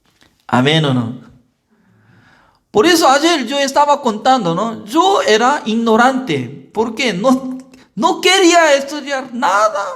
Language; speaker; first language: Spanish; non-native, learner; Korean